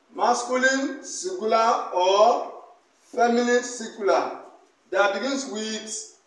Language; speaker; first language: English; non-native, local second language; Yoruba